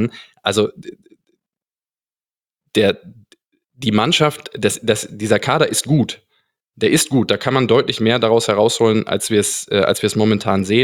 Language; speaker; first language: German; native; German